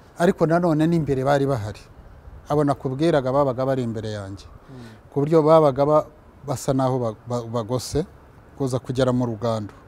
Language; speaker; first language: Kinyarwanda; early bilingual, heritage; Kinyarwanda